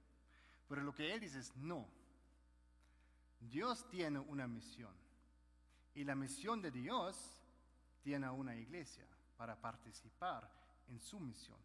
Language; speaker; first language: Spanish; non-native, fluent; German